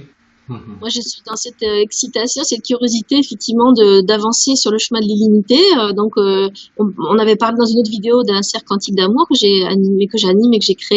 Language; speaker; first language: French; native; French